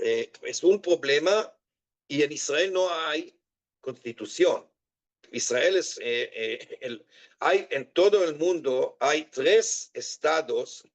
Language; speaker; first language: Spanish; non-native, fluent; Hebrew